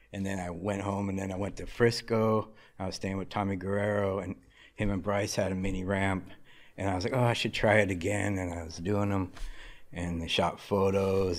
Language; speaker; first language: English; native; English